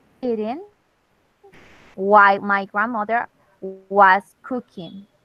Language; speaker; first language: English; non-native, learner; Spanish